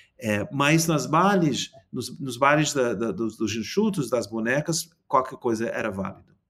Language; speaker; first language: Portuguese; non-native, fluent; English